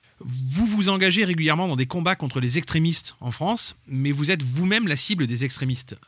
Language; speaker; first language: French; native; French